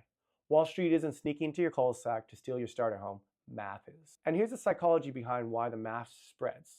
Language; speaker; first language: English; native; English